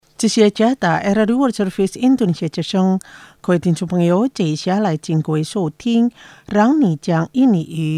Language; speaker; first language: Chinese; non-native, fluent; Indonesian